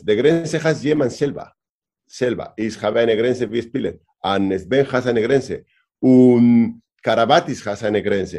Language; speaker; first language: German; non-native, learner; Spanish